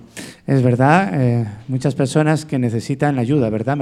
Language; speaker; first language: Spanish; native; Spanish